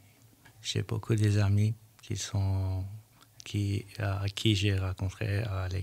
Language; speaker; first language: French; non-native, learner; Armenian